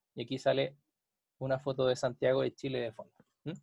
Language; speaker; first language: Spanish; native; Spanish